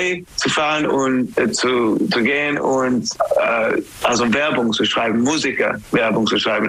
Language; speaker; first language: German; non-native, fluent; English